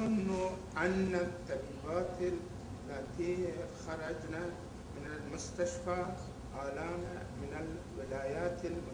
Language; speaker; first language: Arabic; non-native, learner; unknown